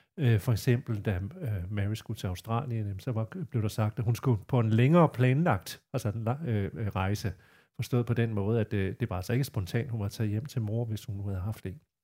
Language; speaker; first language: Danish; native; Danish